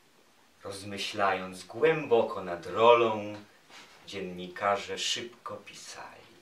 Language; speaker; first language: Polish; native; Polish